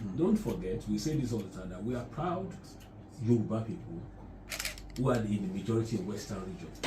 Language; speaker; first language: English; non-native, local second language; Yoruba